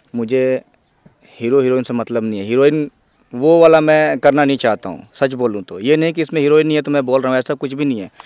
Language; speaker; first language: Hindi; native; Hindi